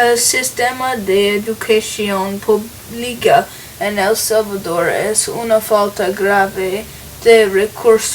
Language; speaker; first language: Spanish; non-native, learner; English